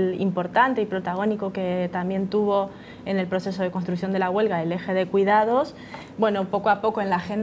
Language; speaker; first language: Spanish; native; Spanish